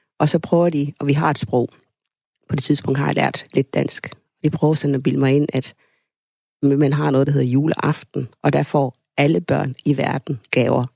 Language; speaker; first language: Danish; early bilingual, other home language; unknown